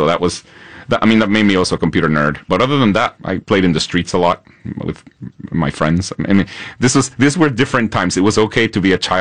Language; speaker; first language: English; non-native, fluent; Spanish